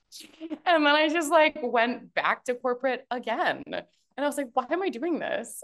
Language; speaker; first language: English; native; English